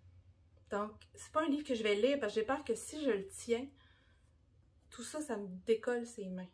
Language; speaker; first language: French; native; French